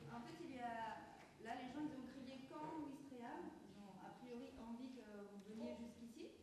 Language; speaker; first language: French; native; French